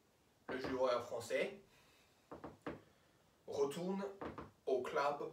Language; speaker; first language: French; non-native, learner; English